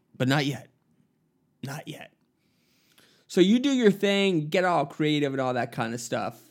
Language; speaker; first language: English; native; English